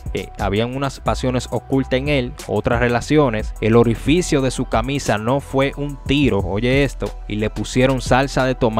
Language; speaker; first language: Spanish; native; Spanish